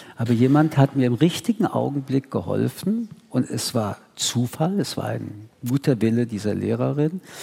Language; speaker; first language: German; early bilingual, other home language; French